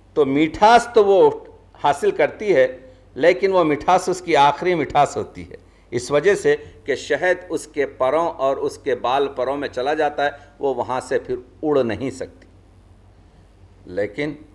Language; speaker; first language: Urdu; native; Urdu